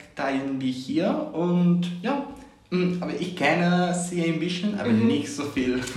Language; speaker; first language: German; non-native, learner; Spanish